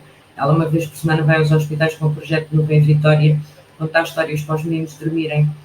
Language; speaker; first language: Portuguese; native; Portuguese